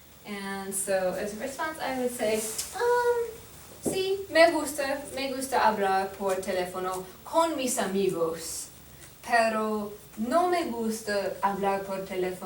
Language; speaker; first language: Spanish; non-native, fluent; English